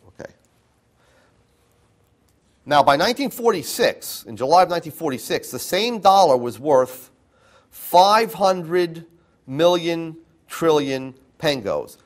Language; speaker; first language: English; native; English